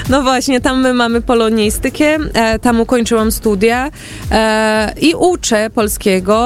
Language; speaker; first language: Polish; early bilingual, heritage; Portuguese